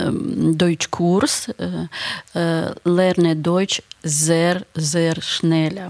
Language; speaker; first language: German; non-native, learner; Ukrainian